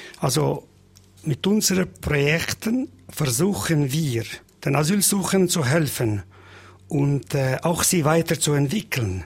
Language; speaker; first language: German; non-native, learner; Albanian